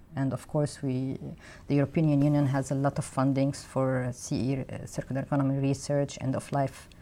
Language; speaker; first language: English; non-native, fluent; Arabic